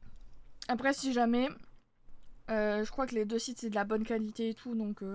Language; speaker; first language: French; native; French